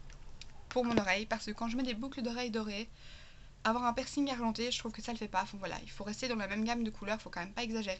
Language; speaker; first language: French; native; French